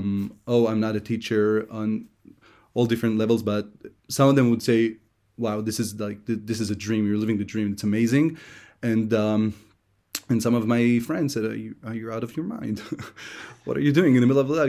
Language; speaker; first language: English; non-native, fluent; Hebrew